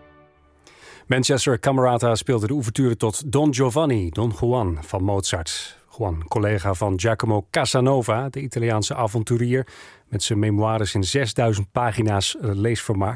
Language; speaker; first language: Dutch; native; Dutch